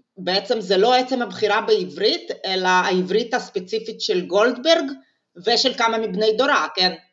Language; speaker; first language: Hebrew; non-native, fluent; Russian